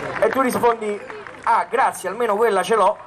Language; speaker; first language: Italian; native; Italian